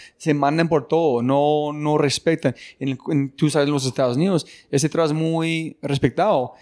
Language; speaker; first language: Spanish; non-native, learner; English